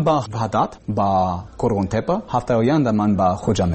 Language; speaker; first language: Persian; non-native, learner; English